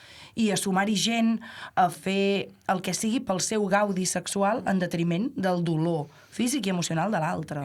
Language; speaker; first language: Catalan; native; Catalan